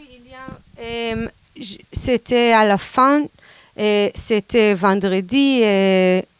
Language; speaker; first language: French; non-native, fluent; Hebrew